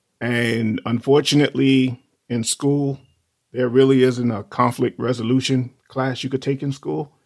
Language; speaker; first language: English; native; English